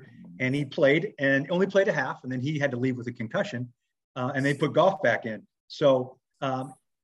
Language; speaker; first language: English; native; English